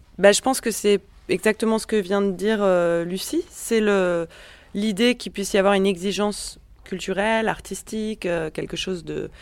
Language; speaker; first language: French; native; French